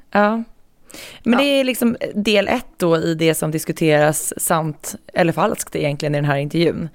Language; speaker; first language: Swedish; native; Swedish